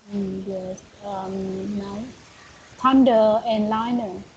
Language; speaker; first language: English; non-native, learner; Vietnamese